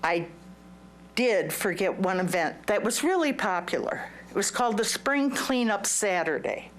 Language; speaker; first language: English; native; English